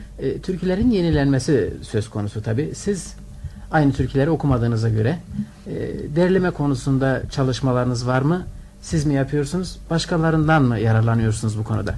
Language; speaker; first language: Turkish; native; Turkish